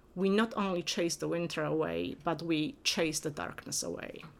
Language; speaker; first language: English; non-native, fluent; Polish